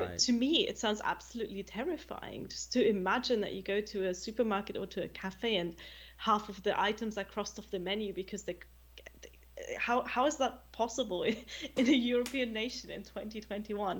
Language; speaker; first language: English; non-native, fluent; German